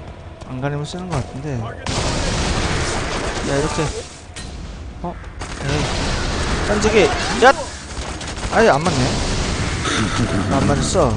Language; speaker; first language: Korean; native; Korean